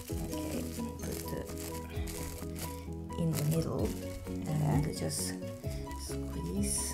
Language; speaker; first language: English; non-native, learner; Japanese